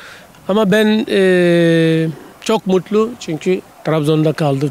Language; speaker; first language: Turkish; non-native, learner; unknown